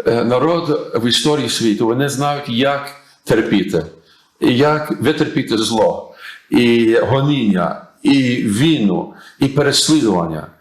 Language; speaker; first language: Ukrainian; early bilingual, heritage; English